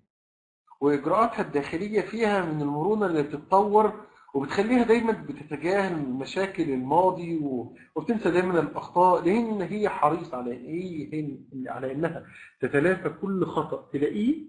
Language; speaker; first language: Arabic; native; Arabic